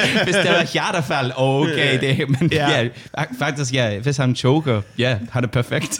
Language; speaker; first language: Danish; non-native, learner; English